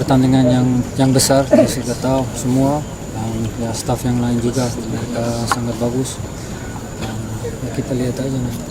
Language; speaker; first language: Indonesian; non-native, fluent; Dutch